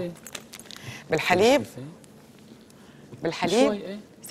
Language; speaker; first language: Arabic; native; Arabic